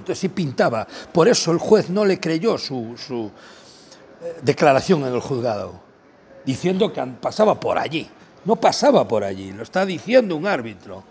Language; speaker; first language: Spanish; native; Spanish